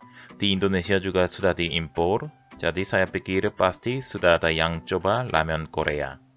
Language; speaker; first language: Indonesian; non-native, fluent; Korean